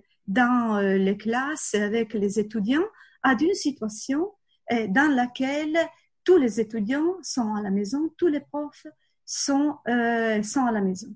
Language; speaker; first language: French; non-native, fluent; Italian